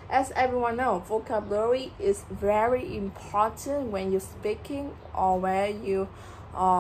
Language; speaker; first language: English; non-native, learner; Vietnamese